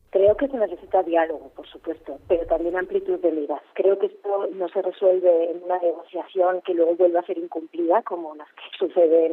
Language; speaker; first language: Spanish; native; Spanish